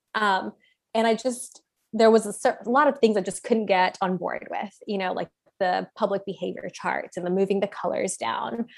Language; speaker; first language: English; native; English